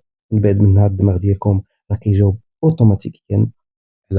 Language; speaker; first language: Arabic; native; Arabic